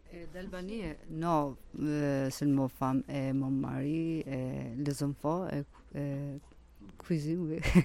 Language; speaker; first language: French; non-native, learner; Albanian